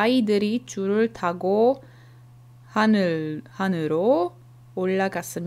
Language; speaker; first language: Korean; non-native, learner; Czech